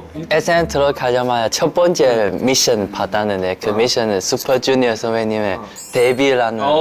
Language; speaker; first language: Korean; non-native, learner; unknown